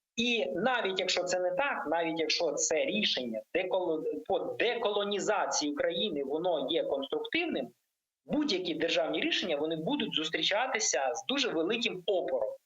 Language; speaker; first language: Ukrainian; native; Ukrainian